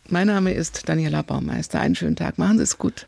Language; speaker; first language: German; native; German